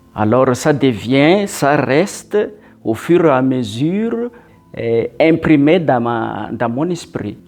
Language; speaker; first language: French; non-native, local second language; Malagasy